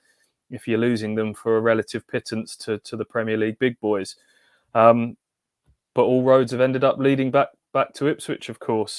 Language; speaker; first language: English; native; English